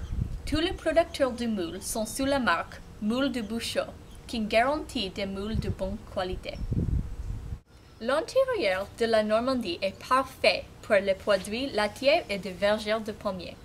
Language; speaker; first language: French; non-native, learner; English